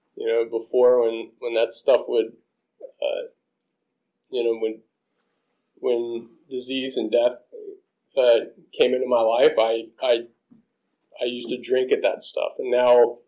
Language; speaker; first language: English; native; English